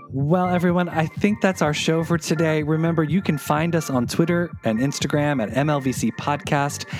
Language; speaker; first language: English; native; English